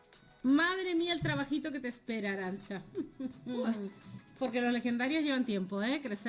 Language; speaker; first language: Spanish; native; Spanish